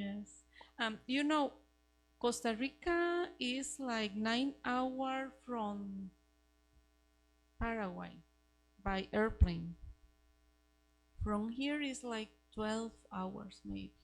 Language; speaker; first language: English; non-native, learner; Spanish